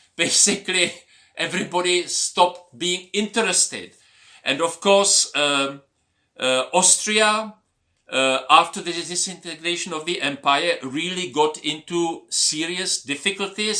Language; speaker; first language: English; non-native, fluent; Czech